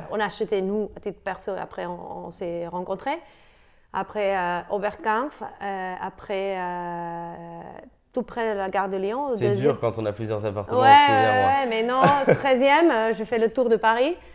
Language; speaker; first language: French; non-native, fluent; Spanish